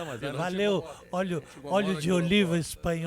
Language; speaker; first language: Portuguese; native; Portuguese